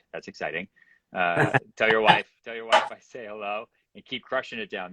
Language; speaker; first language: English; native; English